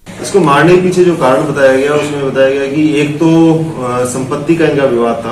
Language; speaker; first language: Hindi; native; Hindi